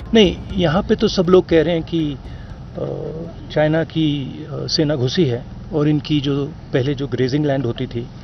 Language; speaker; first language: Hindi; native; Hindi